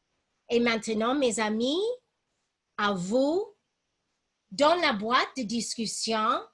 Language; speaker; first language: French; non-native, fluent; English